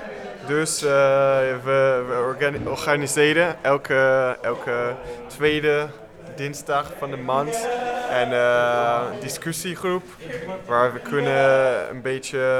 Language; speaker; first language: Dutch; non-native, learner; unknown